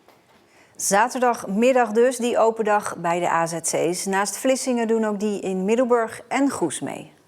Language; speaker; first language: Dutch; native; Dutch